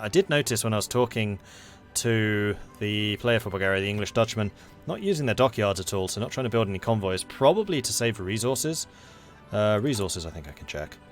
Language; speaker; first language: English; native; English